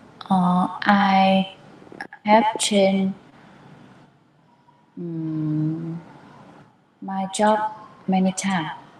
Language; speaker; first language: English; non-native, learner; Vietnamese